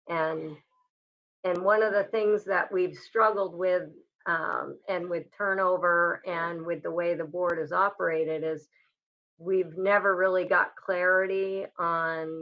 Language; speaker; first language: English; native; English